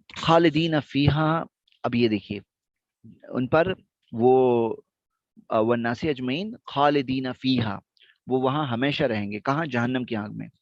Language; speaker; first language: Urdu; non-native, local second language; Gujarati